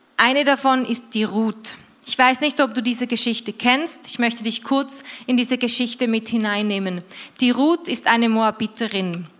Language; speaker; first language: German; native; German